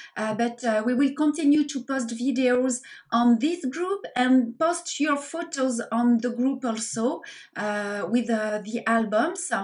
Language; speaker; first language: English; non-native, learner; French